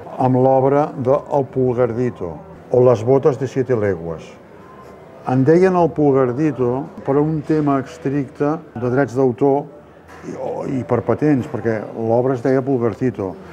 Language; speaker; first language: Catalan; native; Catalan